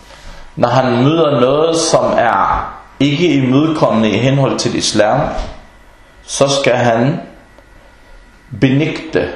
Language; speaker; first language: Danish; early bilingual, other home language; Arabic